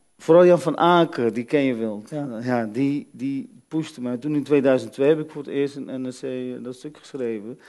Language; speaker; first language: Dutch; early bilingual, other home language; Arabic